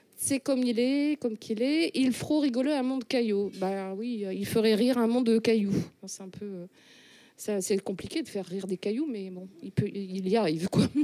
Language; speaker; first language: French; native; French